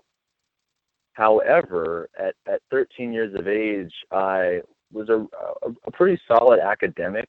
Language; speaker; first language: English; native; English